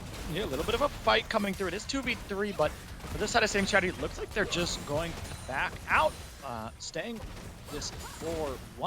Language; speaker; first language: English; native; English